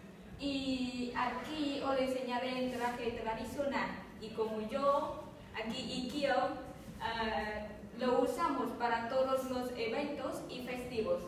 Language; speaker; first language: Spanish; non-native, fluent; Vietnamese